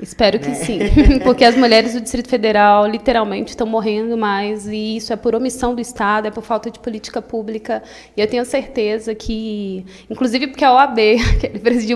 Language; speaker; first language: Portuguese; native; Portuguese